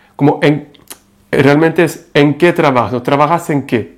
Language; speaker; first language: Spanish; non-native, fluent; French